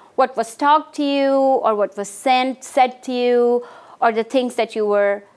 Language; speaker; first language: English; non-native, local second language; Hindi